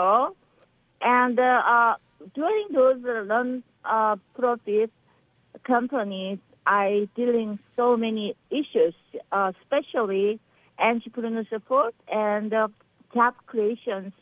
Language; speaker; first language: English; non-native, learner; Korean